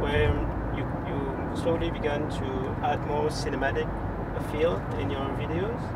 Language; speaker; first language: English; non-native, fluent; French